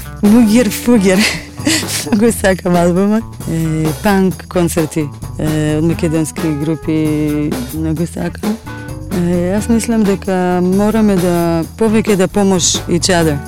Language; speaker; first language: Macedonian; non-native, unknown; Hebrew